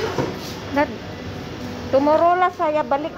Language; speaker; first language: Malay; non-native, learner; Filipino